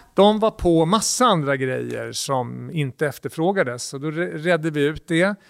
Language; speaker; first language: Swedish; native; Swedish